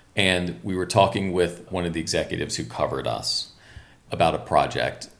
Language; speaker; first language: English; native; English